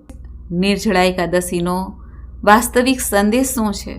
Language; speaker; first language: Gujarati; native; Gujarati